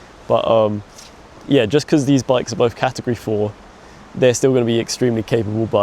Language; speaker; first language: English; native; English